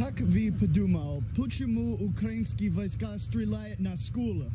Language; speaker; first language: Russian; non-native, learner; English